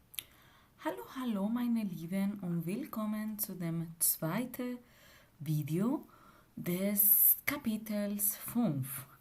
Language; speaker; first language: German; non-native, fluent; Spanish